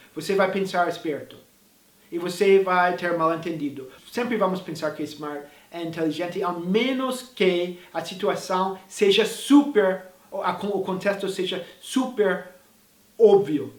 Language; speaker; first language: Portuguese; non-native, fluent; English